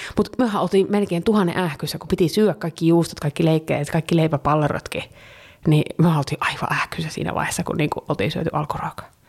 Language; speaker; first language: Finnish; early bilingual, heritage; Finnish